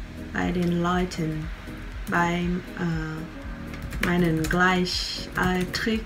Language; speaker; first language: German; non-native, fluent; Vietnamese